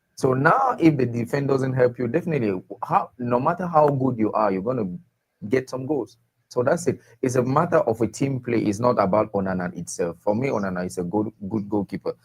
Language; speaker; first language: English; non-native, local second language; French